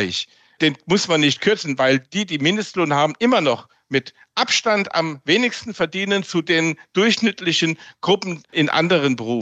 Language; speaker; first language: German; native; German